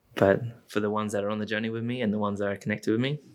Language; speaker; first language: English; native; English